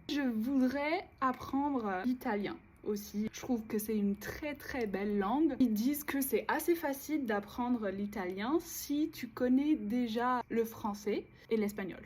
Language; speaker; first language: French; non-native, fluent; English